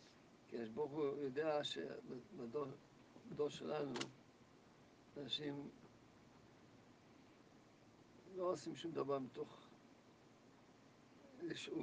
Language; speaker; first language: Hebrew; early bilingual, other home language; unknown